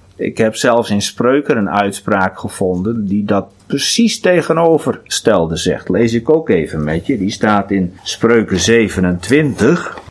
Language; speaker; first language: Dutch; non-native, local second language; Western Frisian